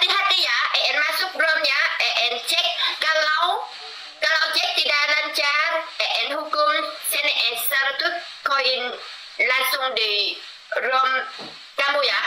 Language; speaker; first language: Indonesian; non-native, learner; Vietnamese